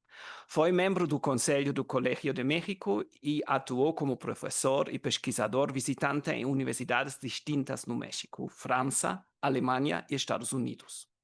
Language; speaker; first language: Portuguese; non-native, learner; German